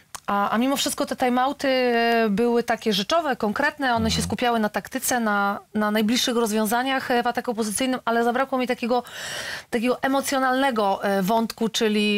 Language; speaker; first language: Polish; native; Polish